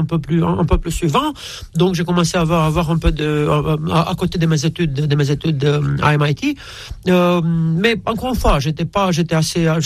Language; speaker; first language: French; non-native, fluent; Romanian